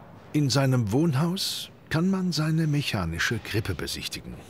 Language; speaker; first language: German; native; German